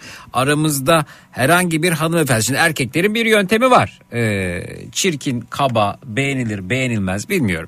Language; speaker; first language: Turkish; native; Turkish